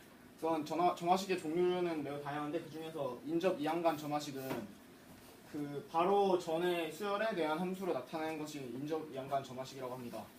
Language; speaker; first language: Korean; native; Korean